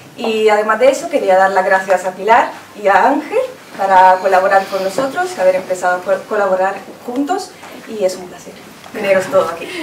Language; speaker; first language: Spanish; non-native, fluent; Italian